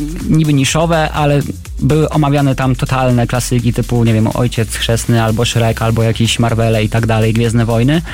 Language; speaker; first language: Polish; native; Polish